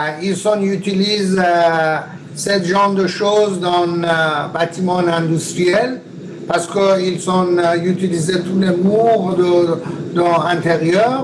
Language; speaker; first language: French; non-native, learner; Persian